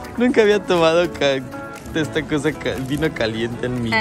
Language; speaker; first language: Italian; non-native, fluent; Spanish